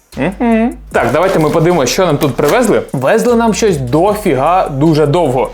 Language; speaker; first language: Ukrainian; non-native, local second language; Russian